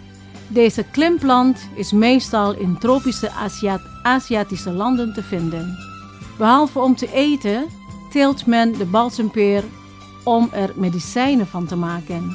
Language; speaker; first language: Dutch; non-native, fluent; Indonesian